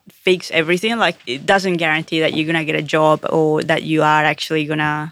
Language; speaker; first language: English; non-native, fluent; Spanish